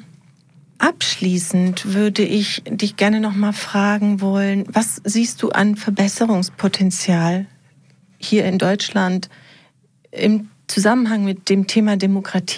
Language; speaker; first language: German; native; German